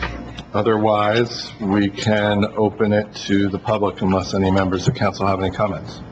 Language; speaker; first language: English; native; English